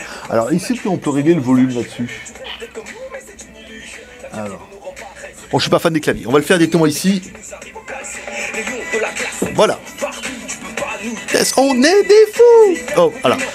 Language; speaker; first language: French; native; French